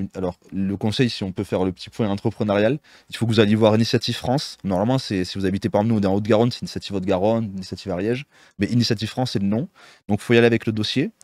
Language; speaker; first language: French; native; French